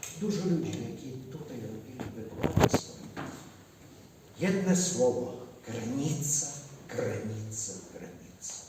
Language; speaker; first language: Polish; non-native, learner; Ukrainian